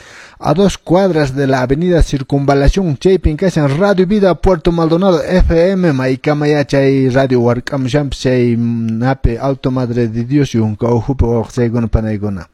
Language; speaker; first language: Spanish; non-native, local second language; Quechua